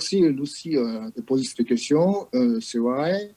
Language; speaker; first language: French; non-native, fluent; Chinese